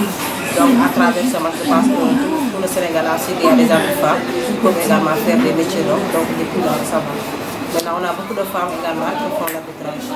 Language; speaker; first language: French; non-native, local second language; Fula